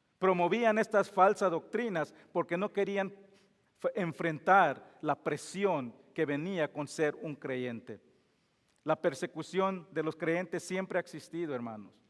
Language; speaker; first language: Spanish; non-native, fluent; English